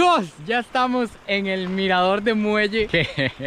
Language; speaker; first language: Spanish; native; Spanish